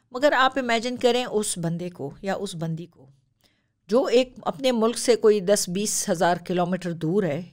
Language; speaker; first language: Urdu; non-native, local second language; Pashto